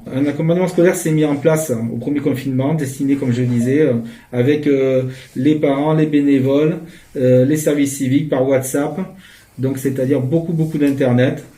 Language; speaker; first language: French; native; French